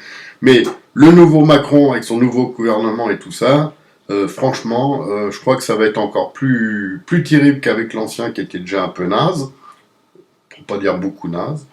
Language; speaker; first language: French; native; French